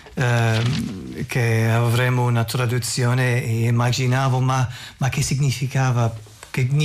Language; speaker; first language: Italian; non-native, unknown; English